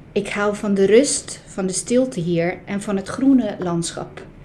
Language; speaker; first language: Dutch; early bilingual, other home language; Italian